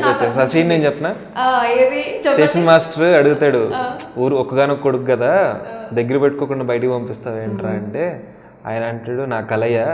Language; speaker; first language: Telugu; native; Telugu